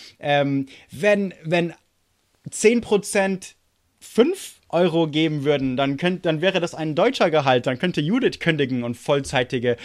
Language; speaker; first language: German; non-native, fluent; English